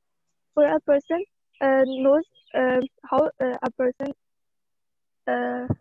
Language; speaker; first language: English; non-native, learner; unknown